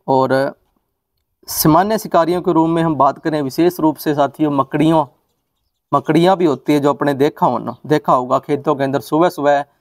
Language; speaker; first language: Hindi; non-native, local second language; Punjabi